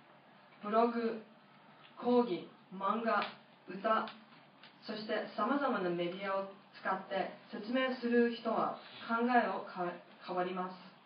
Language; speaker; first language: Japanese; non-native, fluent; English